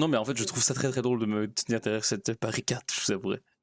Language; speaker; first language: French; native; French